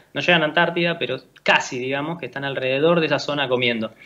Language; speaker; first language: Spanish; native; Spanish